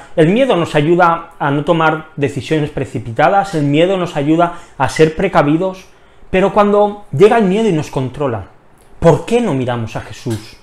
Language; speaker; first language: Spanish; native; Spanish